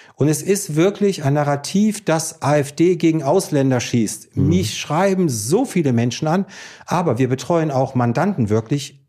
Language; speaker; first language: German; early bilingual, other home language; Greek